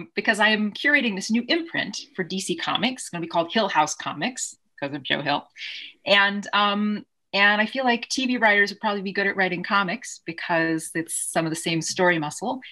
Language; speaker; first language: English; native; English